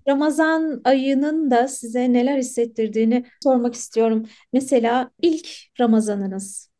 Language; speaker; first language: Turkish; native; Turkish